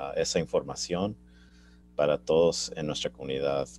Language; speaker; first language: Spanish; early bilingual, heritage; Spanish